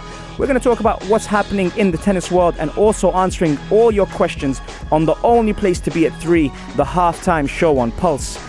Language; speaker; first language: English; native; English